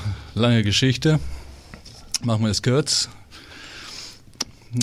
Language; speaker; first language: German; non-native, fluent; English